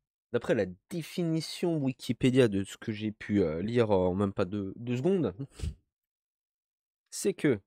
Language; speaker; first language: French; native; French